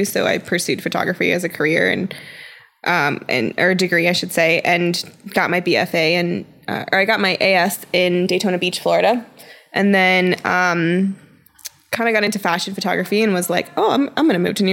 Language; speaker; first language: English; native; English